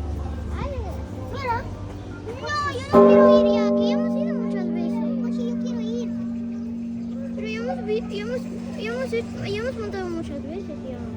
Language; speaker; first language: Spanish; early bilingual, other home language; Filipino